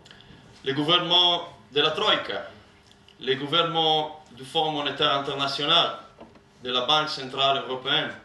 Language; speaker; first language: French; non-native, learner; Italian